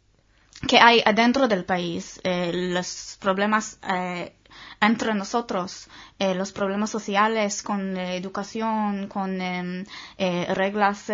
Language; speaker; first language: Spanish; non-native, fluent; Hebrew